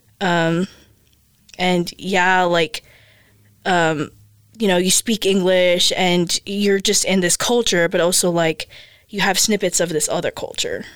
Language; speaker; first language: English; early bilingual, other home language; Filipino